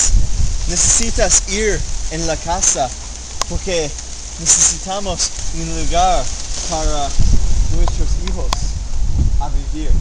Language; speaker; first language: Spanish; non-native, learner; English